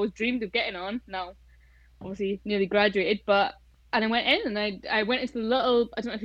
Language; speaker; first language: English; native; English